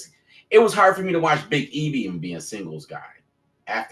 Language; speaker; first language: English; native; English